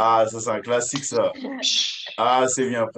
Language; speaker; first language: French; native; French